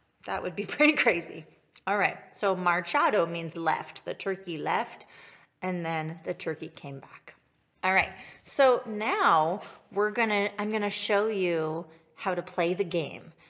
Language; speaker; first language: English; native; English